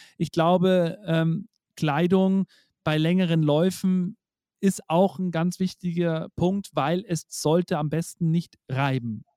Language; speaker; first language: German; native; German